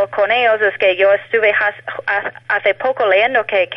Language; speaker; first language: Spanish; non-native, fluent; English